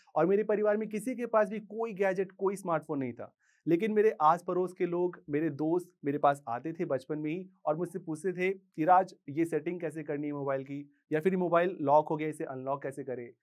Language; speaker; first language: Hindi; native; Hindi